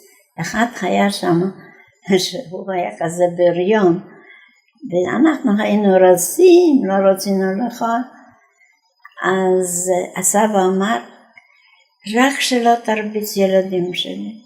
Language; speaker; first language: Hebrew; non-native, fluent; Yiddish